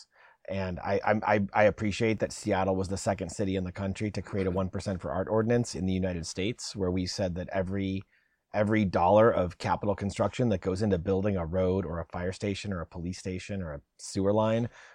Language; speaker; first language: English; native; English